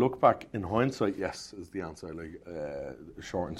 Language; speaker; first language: English; native; English